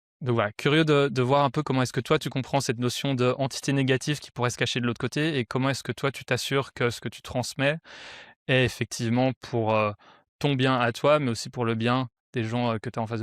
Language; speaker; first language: French; native; French